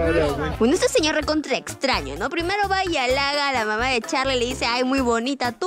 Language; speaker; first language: Spanish; native; Spanish